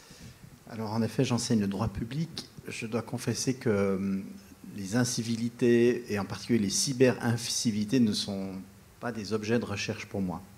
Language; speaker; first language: French; native; French